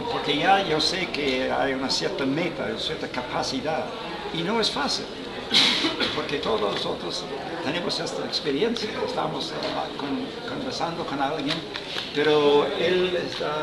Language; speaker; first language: Spanish; non-native, fluent; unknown